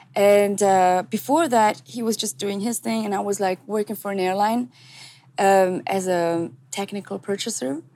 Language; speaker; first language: English; non-native, fluent; Tamil